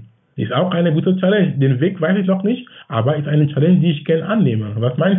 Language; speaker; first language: German; non-native, fluent; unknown